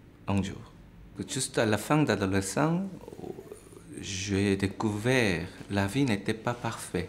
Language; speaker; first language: French; non-native, fluent; Korean